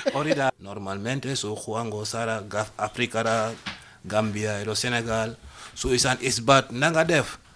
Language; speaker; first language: Basque; non-native, learner; Wolof